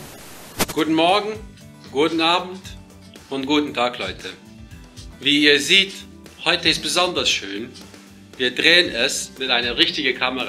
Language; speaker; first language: German; non-native, fluent; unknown